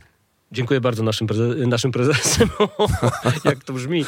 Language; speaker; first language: Polish; native; Polish